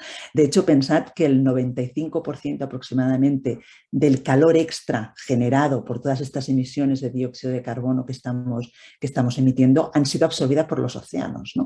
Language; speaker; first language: Spanish; native; Spanish